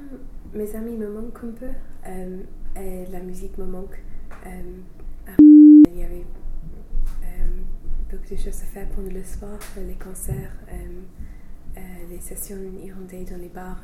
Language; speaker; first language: French; non-native, fluent; English